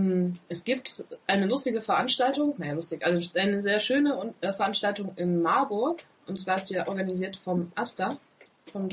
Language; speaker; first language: German; native; German